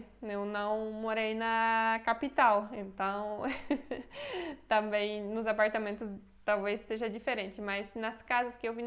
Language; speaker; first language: Portuguese; non-native, fluent; Polish